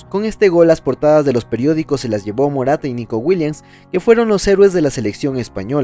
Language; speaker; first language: Spanish; native; Spanish